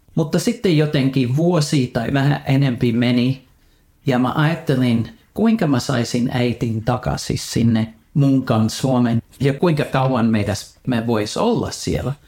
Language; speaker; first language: Finnish; early bilingual, heritage; Finnish